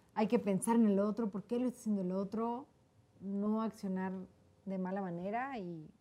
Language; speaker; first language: Spanish; native; Spanish